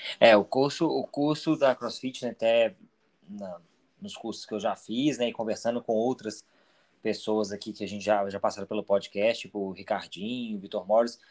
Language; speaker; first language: Portuguese; native; Portuguese